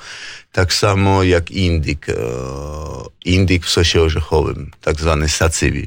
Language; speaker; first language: Polish; non-native, fluent; Georgian